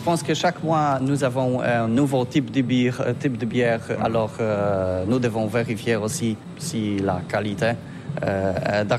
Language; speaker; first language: French; non-native, learner; Polish